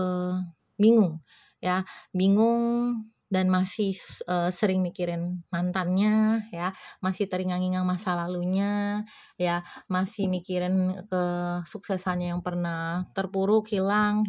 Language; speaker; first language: Indonesian; native; Indonesian